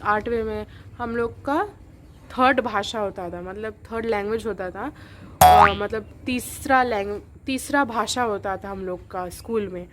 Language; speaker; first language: Hindi; non-native, local second language; Bangla